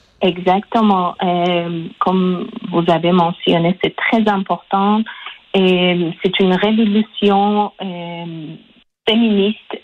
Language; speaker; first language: French; non-native, local second language; Persian